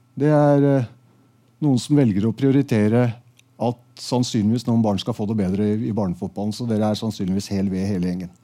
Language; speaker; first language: Norwegian; native; Norwegian